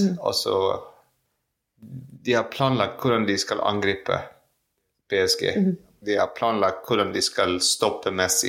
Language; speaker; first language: Norwegian; non-native, fluent; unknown